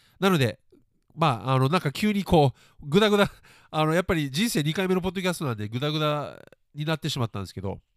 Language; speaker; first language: Japanese; early bilingual, other home language; English